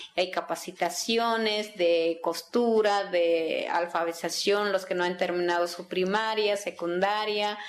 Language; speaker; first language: Spanish; non-native, local second language; Tzeltal